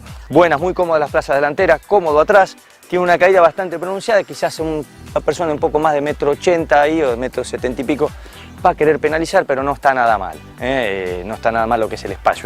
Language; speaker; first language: Spanish; native; Spanish